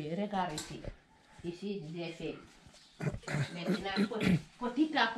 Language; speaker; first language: French; non-native, learner; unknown